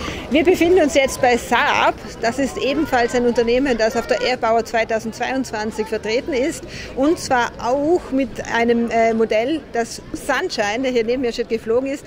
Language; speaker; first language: German; native; German